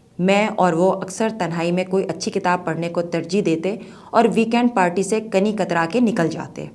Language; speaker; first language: Urdu; native; Urdu